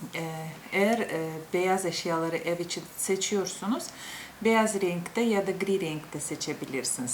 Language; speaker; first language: Turkish; non-native, fluent; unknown